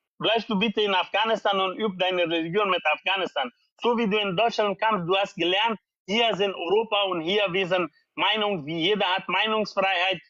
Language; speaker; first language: German; non-native, learner; Persian